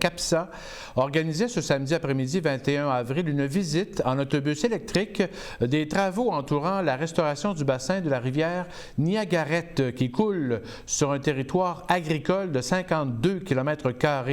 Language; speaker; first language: French; native; French